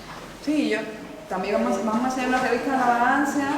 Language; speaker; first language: Spanish; native; Spanish